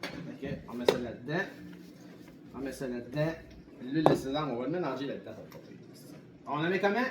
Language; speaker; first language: French; native; French